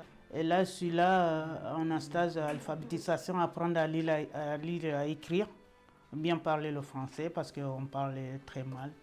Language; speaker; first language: French; non-native, learner; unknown